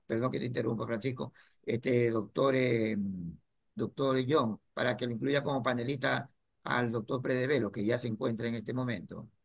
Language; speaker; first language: Spanish; native; Spanish